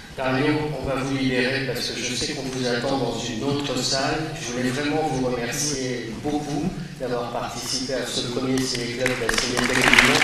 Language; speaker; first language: French; native; French